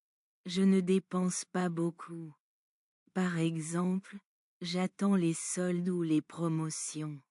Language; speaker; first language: French; non-native, learner; Bangla